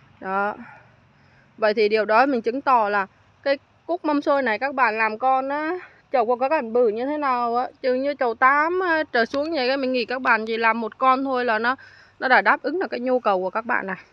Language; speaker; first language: Vietnamese; native; Vietnamese